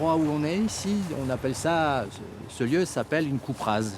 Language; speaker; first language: French; native; French